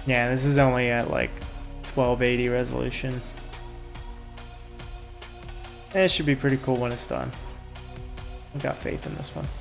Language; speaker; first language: English; native; English